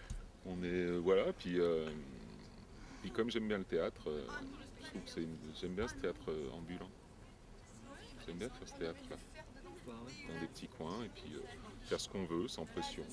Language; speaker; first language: French; native; French